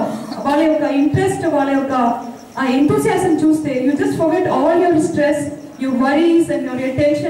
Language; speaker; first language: Telugu; native; Telugu